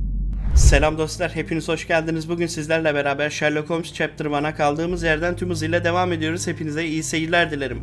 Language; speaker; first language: Turkish; native; Turkish